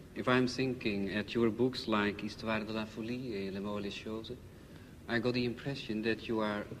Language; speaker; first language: English; non-native, fluent; Dutch